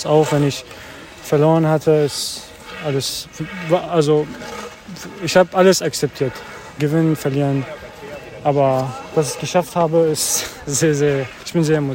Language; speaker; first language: German; non-native, fluent; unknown